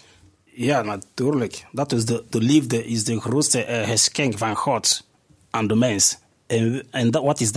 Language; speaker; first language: Dutch; non-native, fluent; Igbo